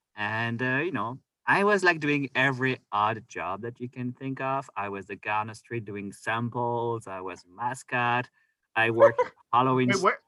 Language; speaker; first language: English; non-native, fluent; French